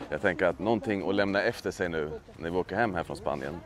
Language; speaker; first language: Swedish; native; Swedish